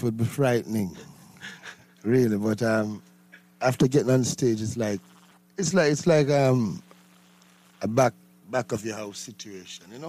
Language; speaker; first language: English; non-native, local second language; Jamaican Creole English